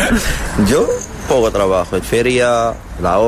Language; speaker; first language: Spanish; non-native, learner; Arabic